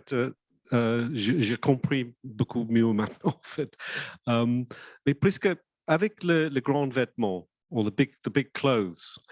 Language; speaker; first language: French; non-native, fluent; English